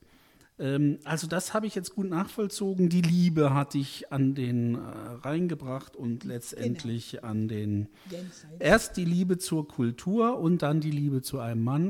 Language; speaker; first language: German; native; German